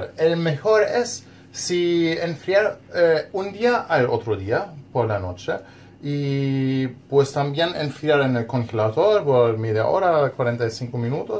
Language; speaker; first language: Spanish; non-native, learner; German